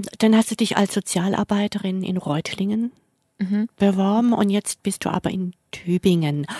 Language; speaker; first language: German; native; German